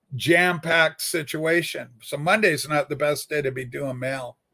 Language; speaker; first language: English; native; English